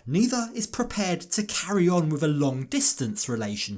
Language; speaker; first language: English; native; English